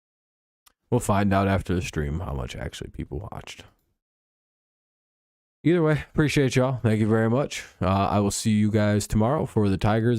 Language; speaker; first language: English; native; English